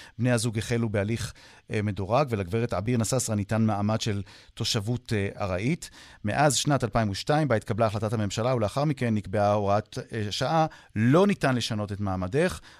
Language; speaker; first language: Hebrew; native; Hebrew